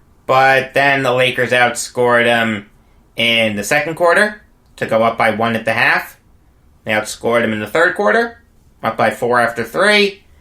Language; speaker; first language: English; native; English